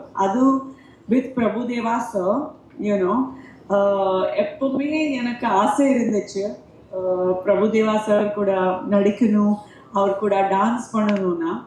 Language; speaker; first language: Tamil; non-native, fluent; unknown